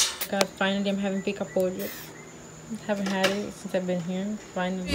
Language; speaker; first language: English; early bilingual, other home language; Spanish